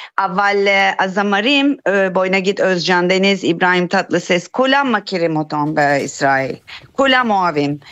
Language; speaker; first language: Hebrew; non-native, fluent; Turkish